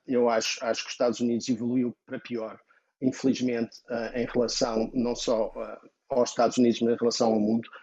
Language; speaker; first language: Portuguese; native; Portuguese